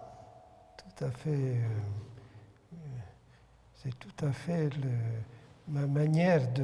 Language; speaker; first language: French; non-native, fluent; Hungarian